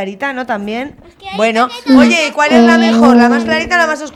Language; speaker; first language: Spanish; native; Spanish